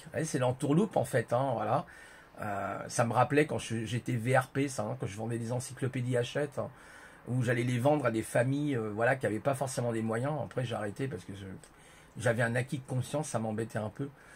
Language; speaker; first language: French; native; French